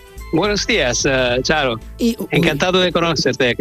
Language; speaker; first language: Spanish; non-native, learner; Italian